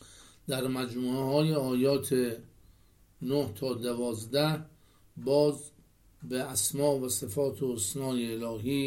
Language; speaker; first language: Persian; native; Persian